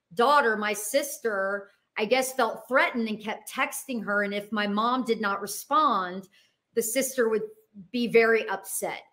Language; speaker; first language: English; native; English